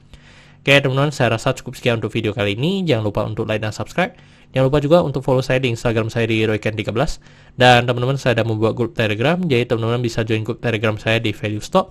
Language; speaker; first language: Indonesian; native; Indonesian